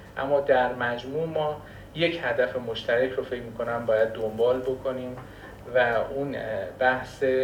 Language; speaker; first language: Persian; non-native, local second language; Baluchi